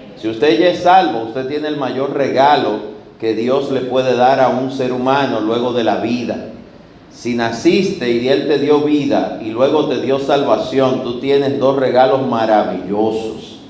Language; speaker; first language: Spanish; native; Spanish